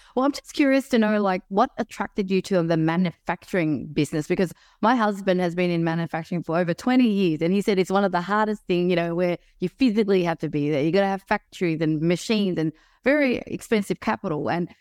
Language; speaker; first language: English; native; English